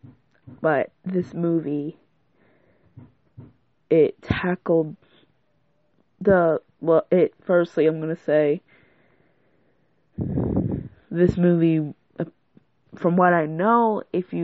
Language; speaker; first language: English; native; English